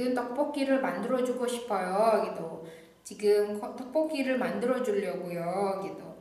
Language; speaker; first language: Korean; non-native, fluent; Indonesian